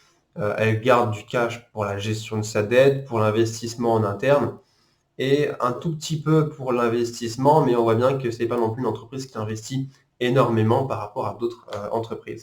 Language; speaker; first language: French; native; French